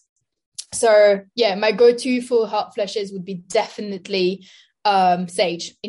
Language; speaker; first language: English; non-native, fluent; French